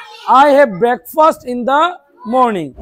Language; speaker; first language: English; non-native, learner; Bangla